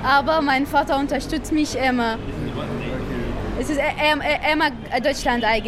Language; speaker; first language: German; non-native, learner; Arabic